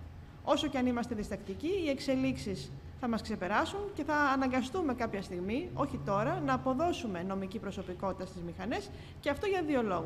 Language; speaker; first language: Greek; native; Greek